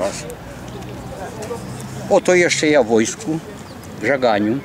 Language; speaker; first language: Polish; early bilingual, heritage; Polish